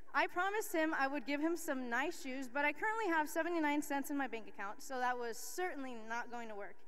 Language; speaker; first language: English; early bilingual, other home language; Spanish